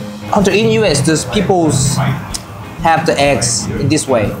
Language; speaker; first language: English; non-native, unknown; Korean